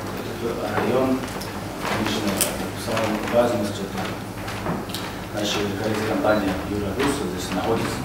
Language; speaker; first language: Russian; non-native, learner; Korean